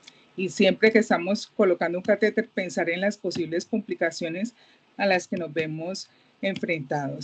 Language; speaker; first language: Spanish; native; Spanish